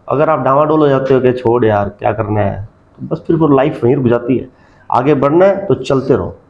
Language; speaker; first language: Hindi; non-native, local second language; Punjabi